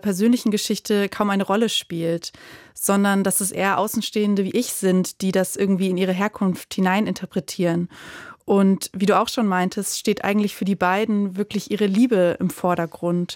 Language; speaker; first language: German; native; German